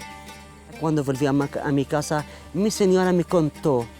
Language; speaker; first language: Spanish; non-native, fluent; Arabic